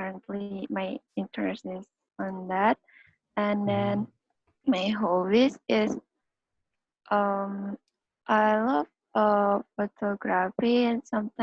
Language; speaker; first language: English; non-native, learner; Indonesian